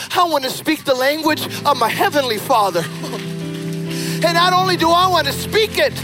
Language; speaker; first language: English; early bilingual, other home language; Spanish